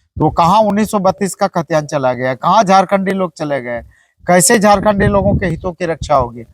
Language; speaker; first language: Hindi; native; Hindi